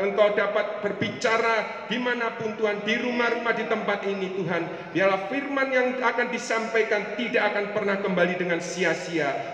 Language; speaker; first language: Malay; native; Malay